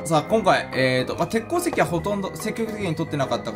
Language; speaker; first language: Japanese; native; Japanese